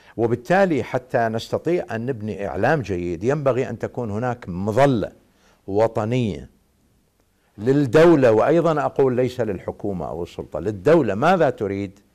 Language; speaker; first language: Arabic; native; Arabic